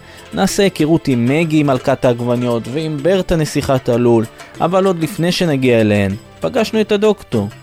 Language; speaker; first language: Hebrew; native; Hebrew